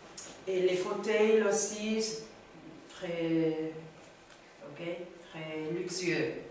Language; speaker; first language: French; non-native, learner; Spanish